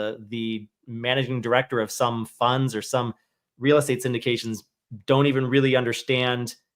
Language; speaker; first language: English; native; English